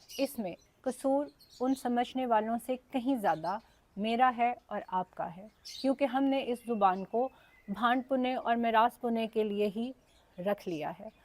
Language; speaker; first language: Urdu; non-native, local second language; Punjabi